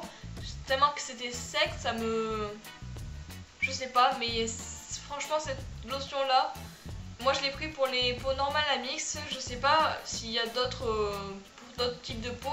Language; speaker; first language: French; native; French